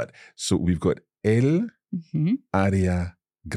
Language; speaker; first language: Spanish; non-native, fluent; English